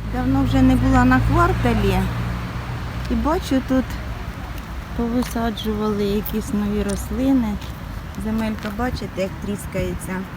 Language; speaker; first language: Ukrainian; native; Ukrainian